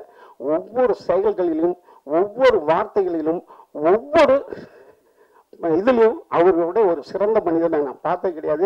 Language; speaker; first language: Tamil; native; Tamil